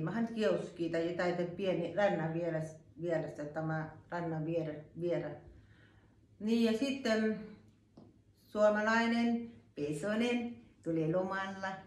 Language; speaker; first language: Finnish; non-native, learner; Thai